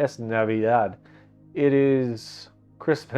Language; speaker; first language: Spanish; non-native, learner; English